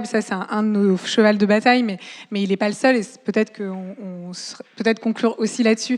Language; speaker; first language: French; native; French